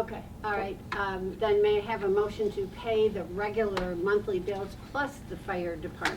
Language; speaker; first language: English; native; English